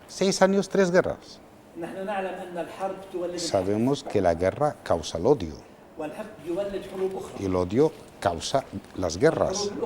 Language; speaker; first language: Spanish; non-native, fluent; Arabic